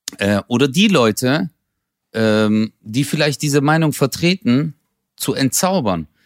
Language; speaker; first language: German; early bilingual, other home language; Turkish